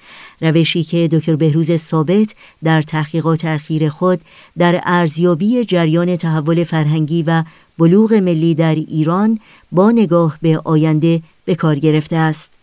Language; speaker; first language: Persian; native; Persian